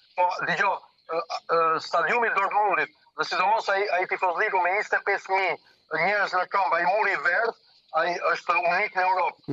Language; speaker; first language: Albanian; early bilingual, heritage; Albanian